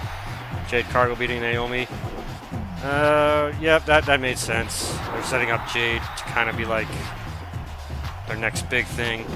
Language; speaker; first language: English; native; English